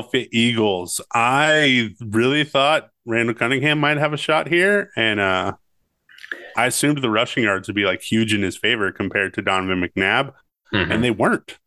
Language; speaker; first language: English; native; English